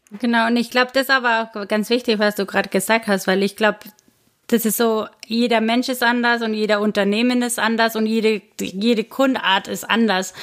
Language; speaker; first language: German; non-native, fluent; Spanish